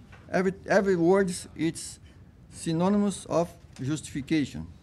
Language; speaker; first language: English; non-native, fluent; Portuguese